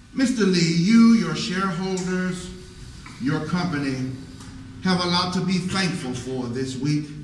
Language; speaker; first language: English; native; English